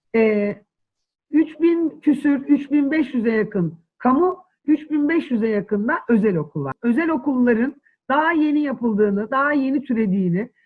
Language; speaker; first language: Turkish; native; Turkish